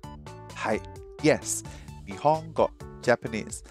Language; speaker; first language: Japanese; non-native, learner; English